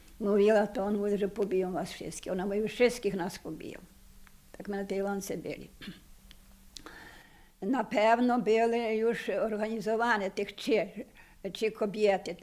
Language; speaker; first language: Polish; non-native, local second language; Ukrainian